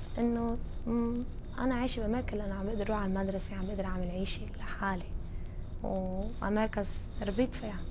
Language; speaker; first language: Arabic; early bilingual, other home language; English